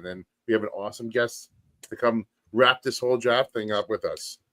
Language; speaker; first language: English; native; English